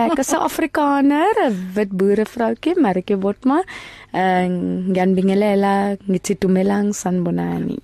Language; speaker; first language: Zulu; non-native, local second language; Afrikaans